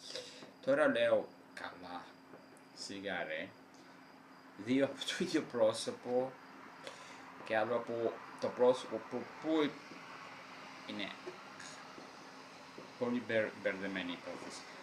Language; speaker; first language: Greek; non-native, fluent; Italian